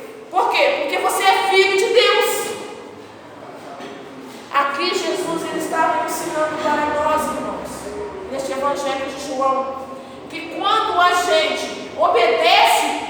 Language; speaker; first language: Portuguese; native; Portuguese